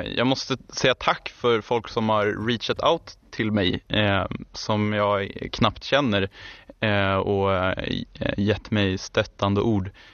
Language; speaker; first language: Swedish; early bilingual, other home language; German